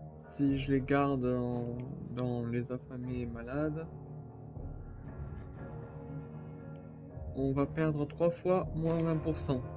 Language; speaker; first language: French; native; French